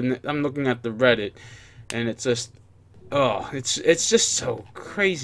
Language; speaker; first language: English; native; English